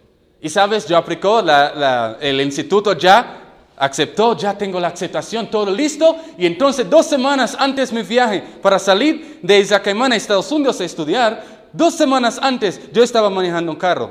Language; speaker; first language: Spanish; non-native, learner; English